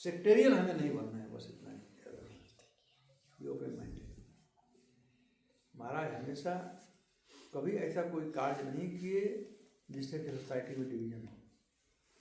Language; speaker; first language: Hindi; native; Hindi